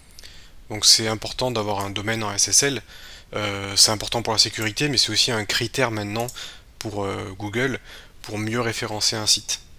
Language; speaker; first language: French; native; French